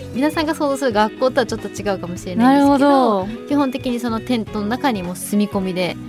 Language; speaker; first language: Japanese; native; Japanese